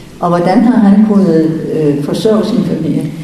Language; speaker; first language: Danish; native; Danish